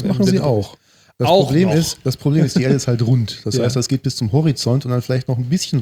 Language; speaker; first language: German; native; German